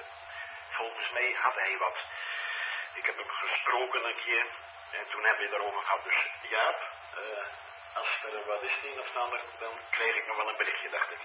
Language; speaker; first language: Dutch; native; Dutch